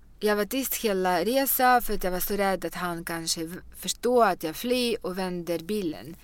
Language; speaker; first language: Swedish; non-native, fluent; Russian